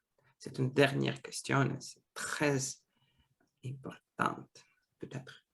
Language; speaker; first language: French; non-native, fluent; Russian